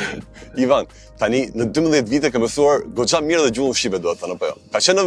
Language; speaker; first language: Albanian; native; Albanian